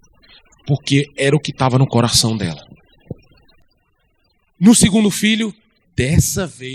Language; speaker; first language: Portuguese; native; Portuguese